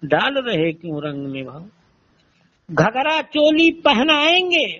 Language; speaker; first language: Hindi; native; Hindi